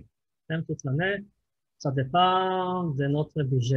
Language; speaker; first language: French; non-native, fluent; Hebrew